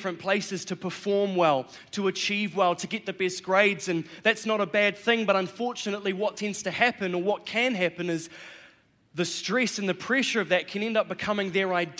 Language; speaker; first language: English; native; English